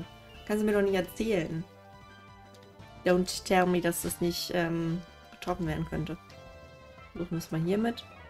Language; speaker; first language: German; native; German